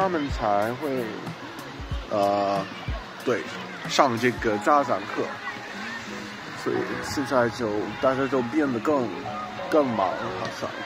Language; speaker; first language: Chinese; non-native, fluent; English